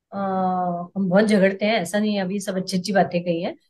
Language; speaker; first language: Hindi; non-native, local second language; Marathi